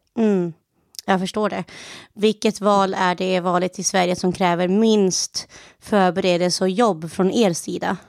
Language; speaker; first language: Swedish; native; Swedish